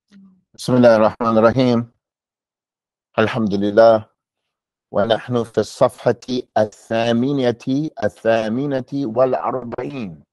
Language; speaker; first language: Arabic; non-native, fluent; English